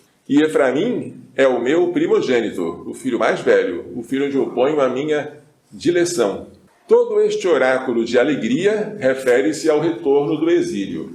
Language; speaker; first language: Portuguese; native; Portuguese